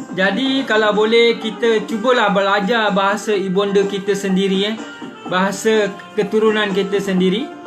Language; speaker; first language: Malay; native; Malay